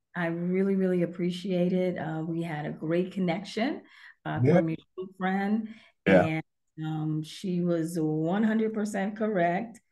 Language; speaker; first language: English; native; English